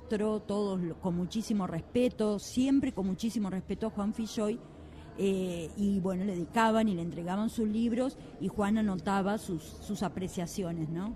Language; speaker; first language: Spanish; native; Spanish